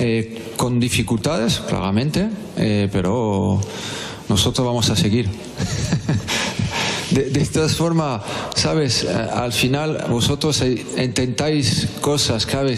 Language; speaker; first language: Spanish; non-native, fluent; French